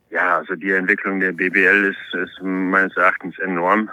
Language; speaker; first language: German; non-native, fluent; Polish